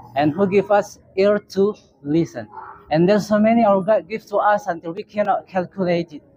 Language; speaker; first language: English; non-native, learner; Indonesian